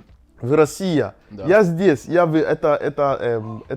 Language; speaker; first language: Russian; non-native, learner; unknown